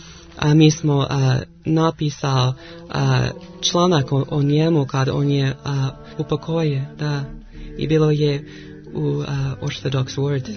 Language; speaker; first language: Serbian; non-native, learner; English